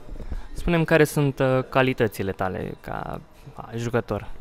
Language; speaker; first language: Romanian; native; Romanian